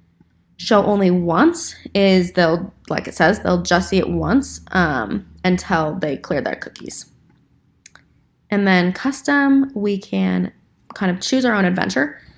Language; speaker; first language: English; native; English